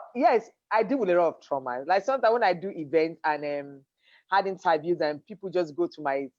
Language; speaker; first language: English; non-native, local second language; Yoruba